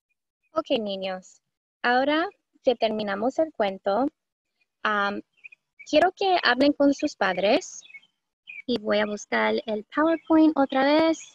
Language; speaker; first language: Spanish; early bilingual, heritage; Spanish